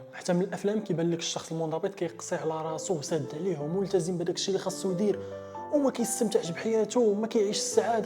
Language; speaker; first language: Arabic; native; Arabic